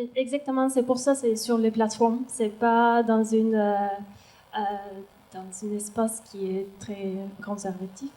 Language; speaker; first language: French; non-native, learner; Turkish